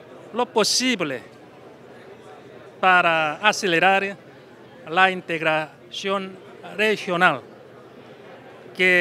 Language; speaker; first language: Spanish; non-native, fluent; Korean